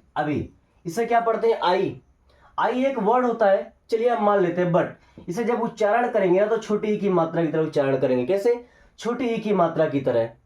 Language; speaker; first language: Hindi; native; Hindi